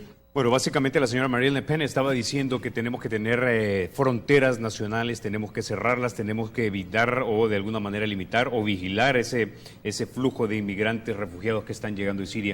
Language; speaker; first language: Spanish; native; Spanish